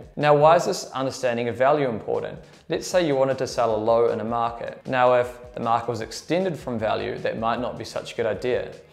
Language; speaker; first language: English; native; English